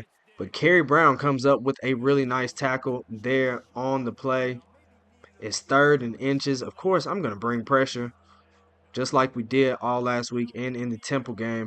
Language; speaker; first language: English; native; English